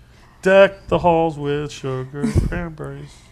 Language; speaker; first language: English; native; English